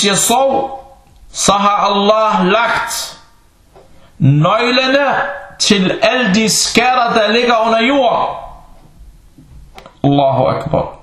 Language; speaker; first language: Danish; early bilingual, other home language; Arabic